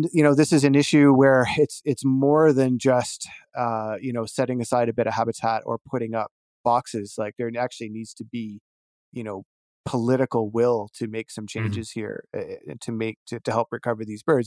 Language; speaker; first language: English; native; English